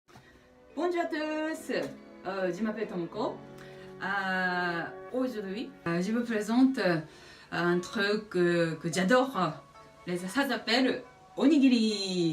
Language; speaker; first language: French; non-native, fluent; Japanese